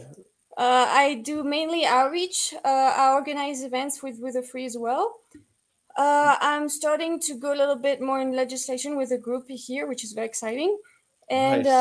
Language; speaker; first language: English; non-native, fluent; French